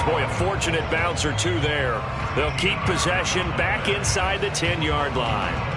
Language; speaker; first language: English; native; English